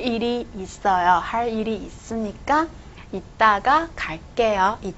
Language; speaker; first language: Korean; non-native, fluent; Chinese